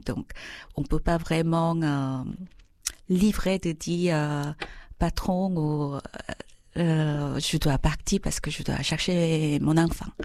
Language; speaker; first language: French; non-native, fluent; Korean